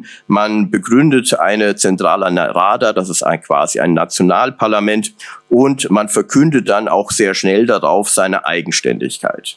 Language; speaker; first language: German; native; German